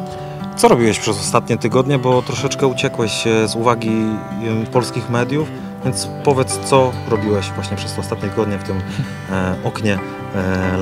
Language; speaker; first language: Polish; native; Polish